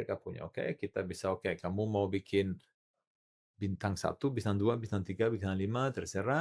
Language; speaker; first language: Indonesian; non-native, learner; Italian